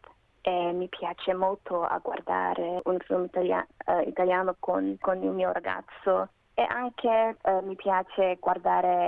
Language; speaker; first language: Italian; non-native, learner; Macedonian